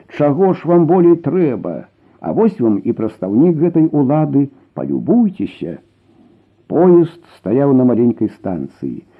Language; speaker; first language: Belarusian; native; Belarusian